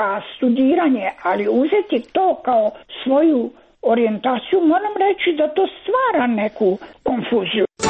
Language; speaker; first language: Croatian; native; Croatian